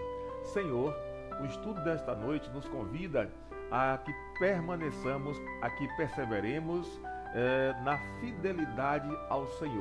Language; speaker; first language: Portuguese; native; Portuguese